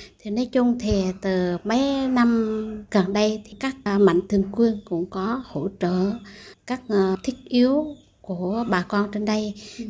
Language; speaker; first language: Vietnamese; non-native, local second language; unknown